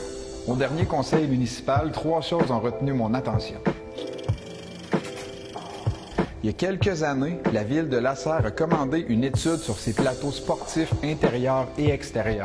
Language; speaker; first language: French; native; French